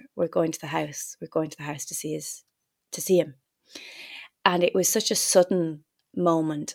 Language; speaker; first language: English; native; English